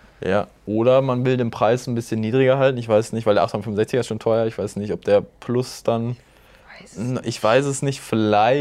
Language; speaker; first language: German; native; German